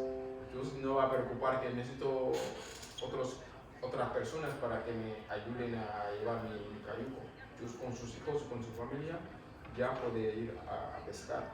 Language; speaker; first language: Spanish; non-native, fluent; Wolof